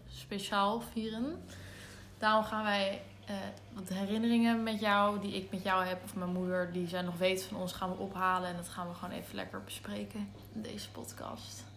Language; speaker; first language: Dutch; native; Dutch